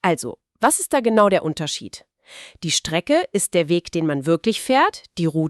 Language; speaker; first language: German; native; German